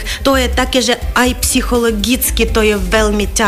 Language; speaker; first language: Slovak; non-native, fluent; Ukrainian